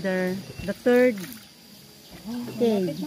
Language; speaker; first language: English; non-native, local second language; Filipino